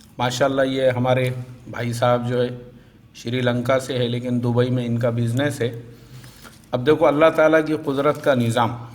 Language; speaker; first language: Urdu; native; Urdu